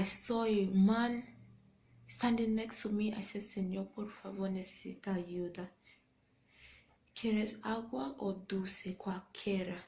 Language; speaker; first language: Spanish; non-native, learner; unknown